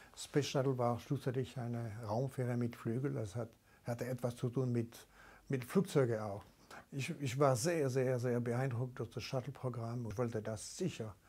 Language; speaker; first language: German; non-native, local second language; French